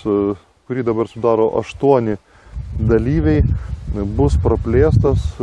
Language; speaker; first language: Lithuanian; native; Lithuanian